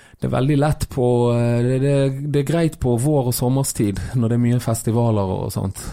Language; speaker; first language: Norwegian; early bilingual, other home language; Kabuverdianu